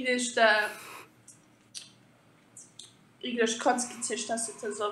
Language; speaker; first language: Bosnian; early bilingual, heritage; English